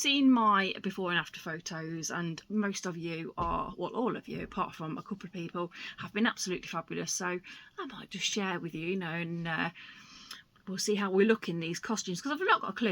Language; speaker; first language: English; native; English